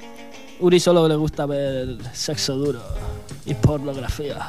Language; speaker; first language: Spanish; native; Spanish